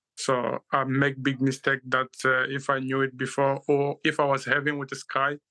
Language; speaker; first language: English; non-native, learner; Luba-Lulua